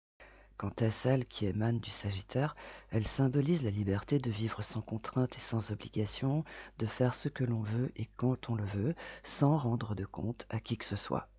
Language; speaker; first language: French; native; French